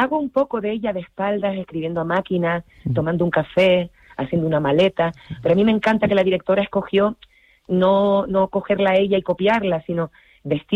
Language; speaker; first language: Spanish; native; Spanish